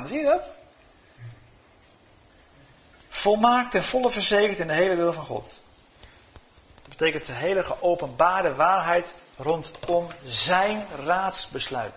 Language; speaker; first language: Dutch; native; Dutch